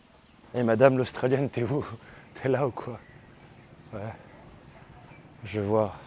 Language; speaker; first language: French; native; French